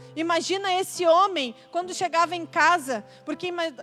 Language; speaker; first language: Portuguese; native; Portuguese